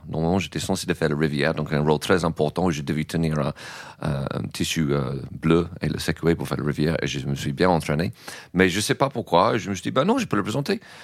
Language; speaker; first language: French; non-native, fluent; English